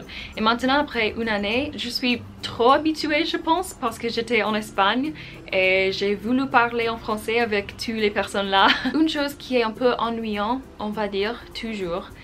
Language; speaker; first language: French; non-native, fluent; English